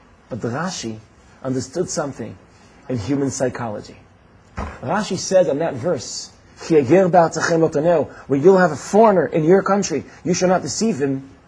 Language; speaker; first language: English; non-native, fluent; Hebrew